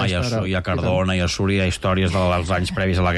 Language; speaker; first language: Catalan; native; Catalan